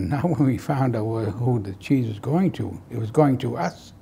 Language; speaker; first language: English; native; English